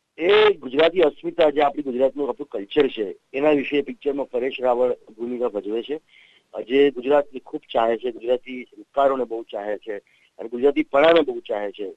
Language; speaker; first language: Gujarati; native; Gujarati